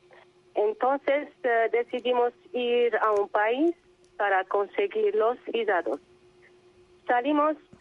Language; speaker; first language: Spanish; non-native, learner; Arabic